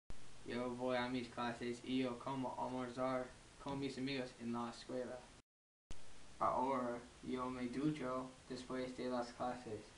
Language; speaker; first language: Spanish; non-native, learner; English